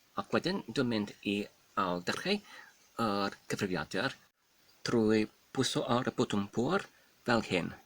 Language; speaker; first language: Welsh; non-native, learner; Polish